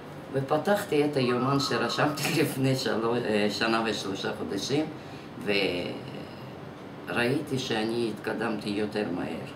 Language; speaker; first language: Hebrew; non-native, fluent; Russian